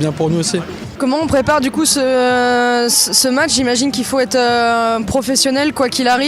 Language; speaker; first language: French; native; French